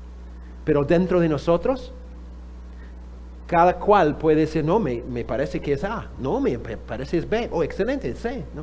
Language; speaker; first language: Spanish; non-native, fluent; English